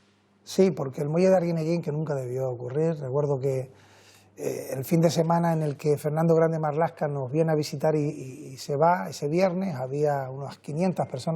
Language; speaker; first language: Spanish; native; Spanish